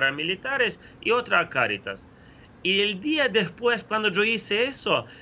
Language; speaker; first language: Spanish; non-native, fluent; Ukrainian